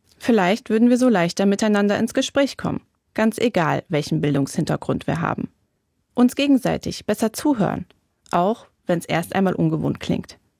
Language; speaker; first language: German; native; German